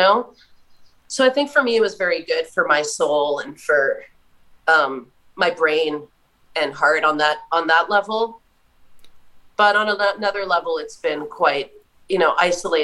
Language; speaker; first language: English; native; English